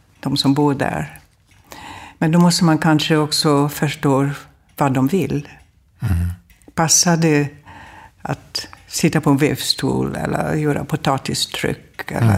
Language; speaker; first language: Swedish; non-native, fluent; German